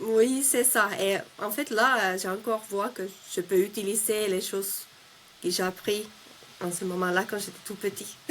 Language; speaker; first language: French; non-native, fluent; Finnish